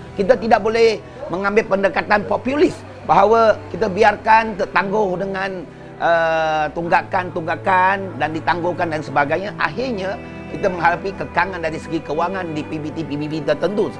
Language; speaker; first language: Malay; non-native, local second language; Chinese